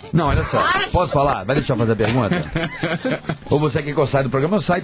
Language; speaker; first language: Portuguese; native; Portuguese